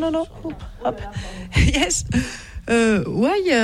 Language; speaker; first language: English; non-native, learner; French